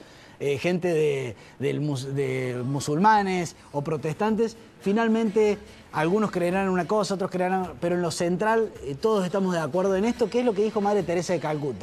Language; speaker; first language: Spanish; native; Spanish